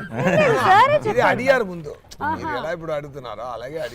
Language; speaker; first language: Telugu; non-native, learner; Tamil